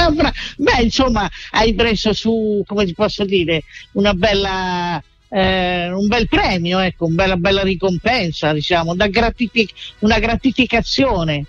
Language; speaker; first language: Italian; native; Italian